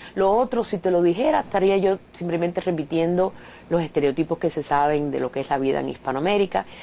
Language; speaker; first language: Spanish; native; Spanish